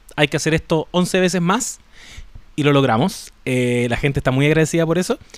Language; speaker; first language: Spanish; native; Spanish